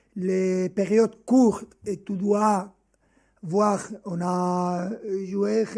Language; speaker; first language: French; non-native, fluent; Spanish